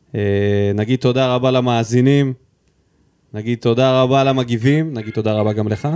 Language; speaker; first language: Hebrew; early bilingual, other home language; Russian